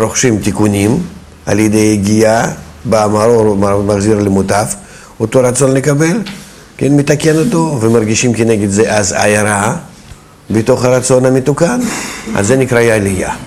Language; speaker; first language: Hebrew; non-native, fluent; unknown